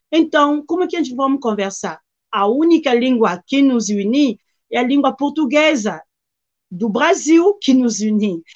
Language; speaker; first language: Portuguese; non-native, fluent; Lingala